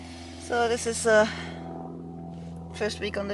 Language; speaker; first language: English; native; English